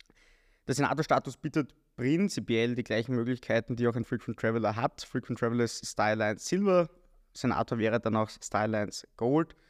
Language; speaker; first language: German; native; German